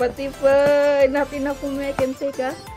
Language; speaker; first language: English; non-native, learner; Filipino